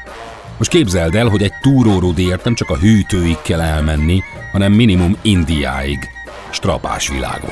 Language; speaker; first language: Hungarian; native; Hungarian